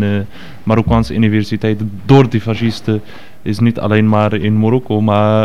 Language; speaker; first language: Dutch; non-native, fluent; Arabic